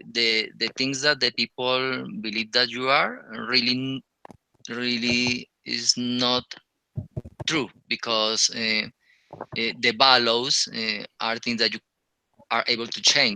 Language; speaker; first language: English; non-native, learner; Spanish